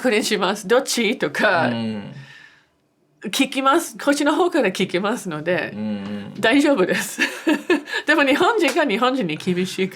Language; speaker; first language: Japanese; non-native, fluent; English